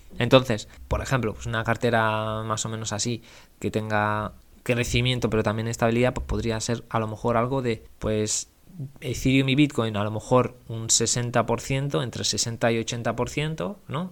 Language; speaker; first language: Spanish; native; Spanish